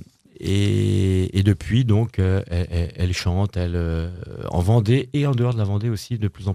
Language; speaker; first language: French; native; French